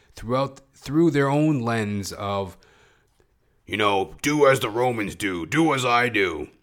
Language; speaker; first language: English; early bilingual, other home language; Hindi